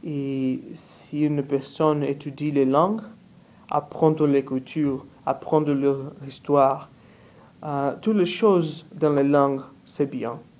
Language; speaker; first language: French; non-native, learner; Portuguese